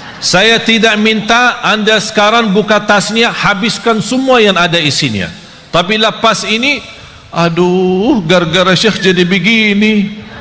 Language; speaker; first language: Malay; non-native, fluent; Arabic